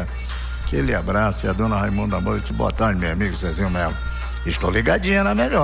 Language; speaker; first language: Portuguese; native; Portuguese